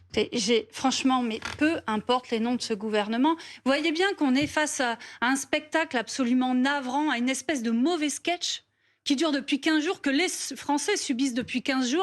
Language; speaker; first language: French; native; French